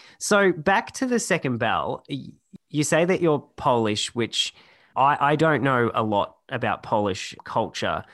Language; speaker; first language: English; native; English